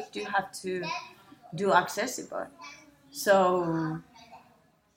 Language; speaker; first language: English; non-native, fluent; Spanish